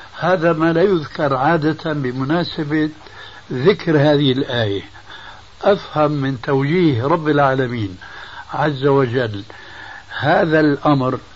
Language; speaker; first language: Arabic; early bilingual, other home language; Albanian